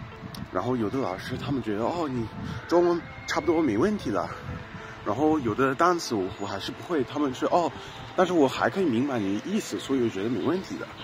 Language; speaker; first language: Chinese; non-native, fluent; English